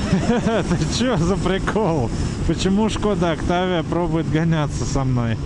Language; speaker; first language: Russian; native; Russian